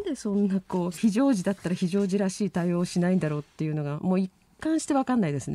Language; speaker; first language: Japanese; native; Japanese